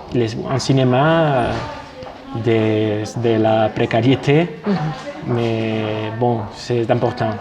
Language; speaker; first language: French; non-native, fluent; Spanish